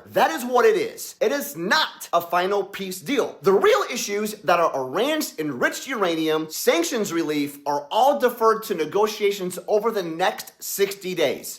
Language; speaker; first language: English; native; English